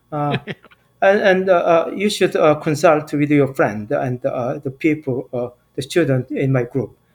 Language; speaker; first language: English; non-native, fluent; Korean